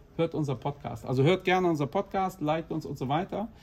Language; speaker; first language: German; non-native, fluent; Portuguese